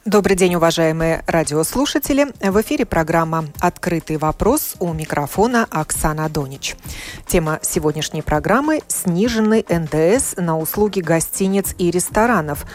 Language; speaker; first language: Russian; native; Russian